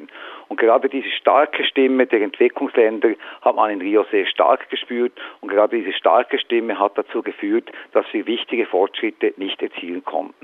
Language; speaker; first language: German; native; German